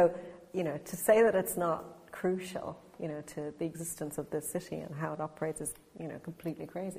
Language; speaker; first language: English; native; English